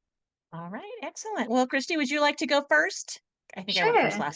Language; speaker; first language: English; native; English